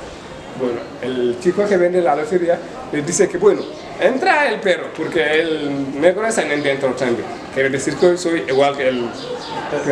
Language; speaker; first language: Spanish; non-native, learner; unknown